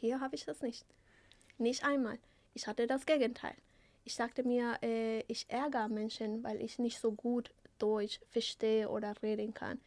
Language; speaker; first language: German; non-native, fluent; Spanish